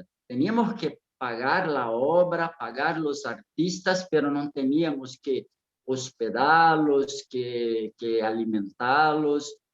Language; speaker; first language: Spanish; non-native, fluent; Portuguese